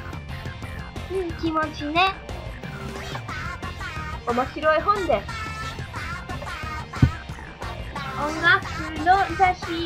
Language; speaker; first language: Japanese; non-native, learner; English